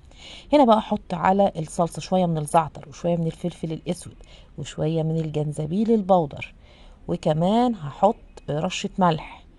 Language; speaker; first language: Arabic; native; Arabic